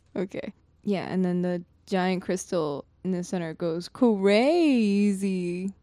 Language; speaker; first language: English; non-native, fluent; Japanese